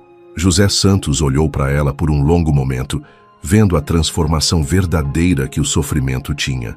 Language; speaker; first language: Portuguese; native; Portuguese